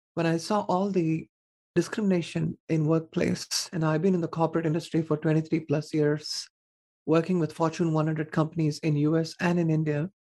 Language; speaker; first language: English; non-native, local second language; Tamil